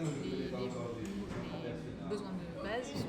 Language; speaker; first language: French; native; French